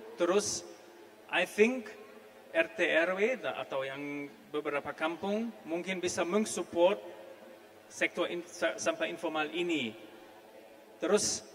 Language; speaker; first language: Indonesian; non-native, fluent; German